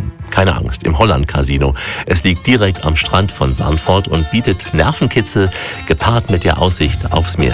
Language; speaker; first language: German; native; German